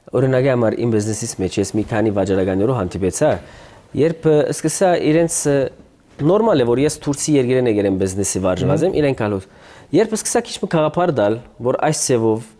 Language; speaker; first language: Armenian; early bilingual, heritage; Armenian